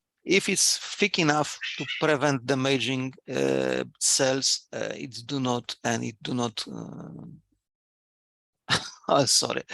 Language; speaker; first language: English; non-native, fluent; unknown